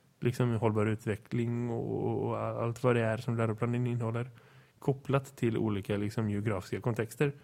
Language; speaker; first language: Swedish; native; Swedish